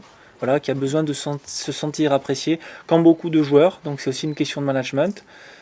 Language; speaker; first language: French; native; French